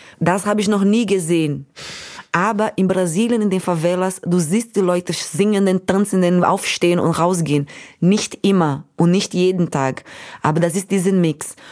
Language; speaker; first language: German; non-native, fluent; Portuguese